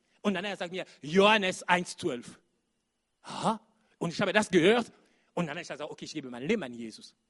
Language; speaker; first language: German; non-native, fluent; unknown